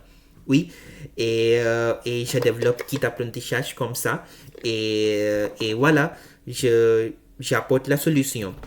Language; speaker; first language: French; non-native, learner; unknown